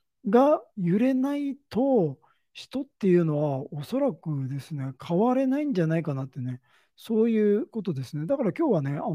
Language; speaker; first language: Japanese; native; Japanese